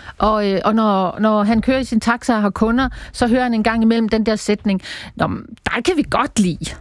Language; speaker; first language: Danish; native; Danish